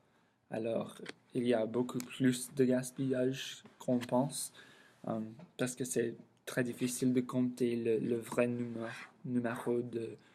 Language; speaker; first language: French; non-native, learner; English